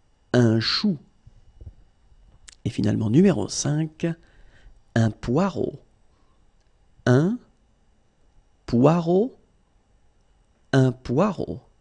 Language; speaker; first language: French; native; French